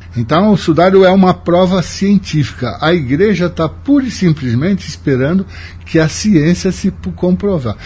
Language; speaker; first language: Portuguese; native; Portuguese